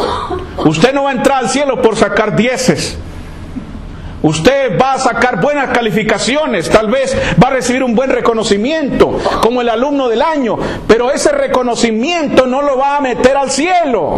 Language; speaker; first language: Spanish; native; Spanish